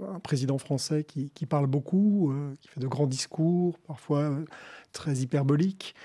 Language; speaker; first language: French; native; French